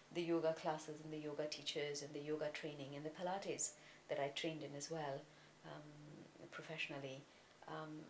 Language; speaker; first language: English; non-native, local second language; Tamil